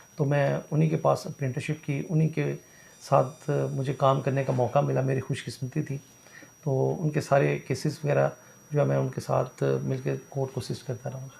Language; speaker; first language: Urdu; non-native, local second language; Punjabi